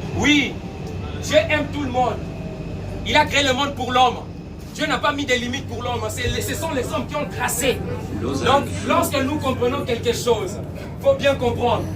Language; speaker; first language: French; non-native, local second language; Lingala